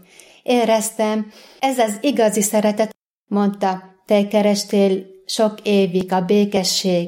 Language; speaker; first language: Hungarian; non-native, fluent; Arabic